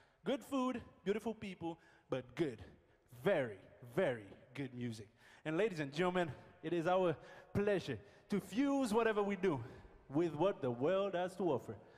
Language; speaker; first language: English; non-native, fluent; Seselwa Creole French